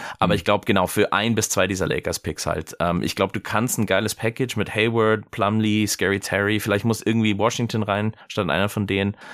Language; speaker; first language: German; early bilingual, other home language; English